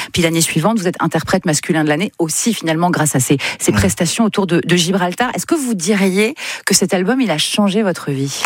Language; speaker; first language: French; native; French